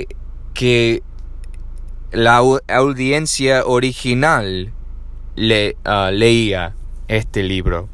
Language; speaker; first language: Spanish; non-native, learner; English